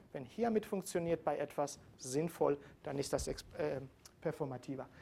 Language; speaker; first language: German; non-native, fluent; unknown